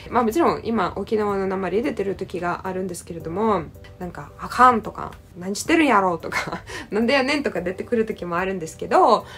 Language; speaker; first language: Japanese; non-native, fluent; Russian